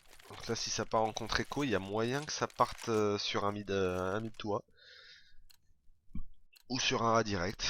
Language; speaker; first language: French; native; French